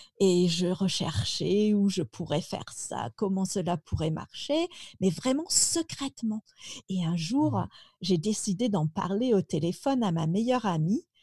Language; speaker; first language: French; native; French